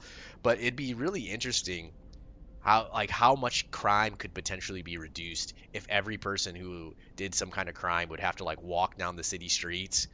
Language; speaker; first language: English; native; English